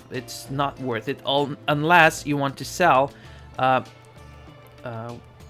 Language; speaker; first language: English; non-native, fluent; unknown